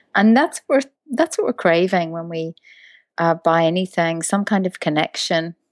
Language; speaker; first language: English; native; English